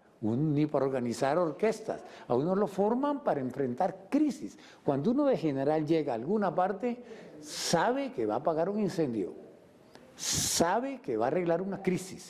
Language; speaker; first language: Spanish; native; Spanish